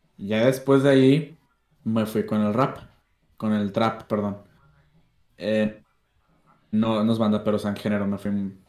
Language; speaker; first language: Spanish; native; Spanish